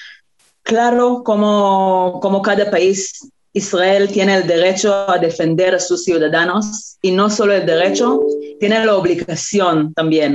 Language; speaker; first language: Spanish; non-native, fluent; Hebrew